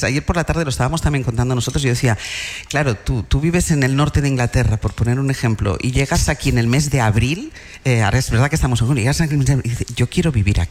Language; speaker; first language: Spanish; native; Spanish